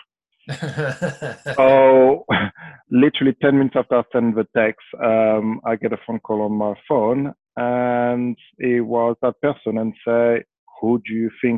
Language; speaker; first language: English; non-native, fluent; French